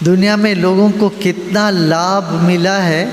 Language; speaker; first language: Hindi; non-native, local second language; Malayalam